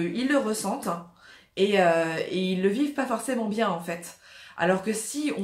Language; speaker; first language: French; native; French